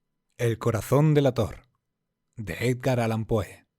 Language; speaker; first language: Spanish; native; Spanish